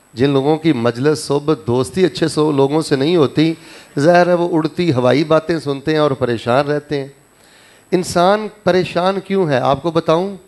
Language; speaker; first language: Urdu; non-native, local second language; Punjabi